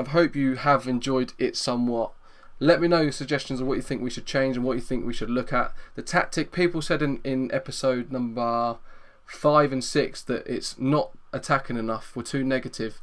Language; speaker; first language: English; native; English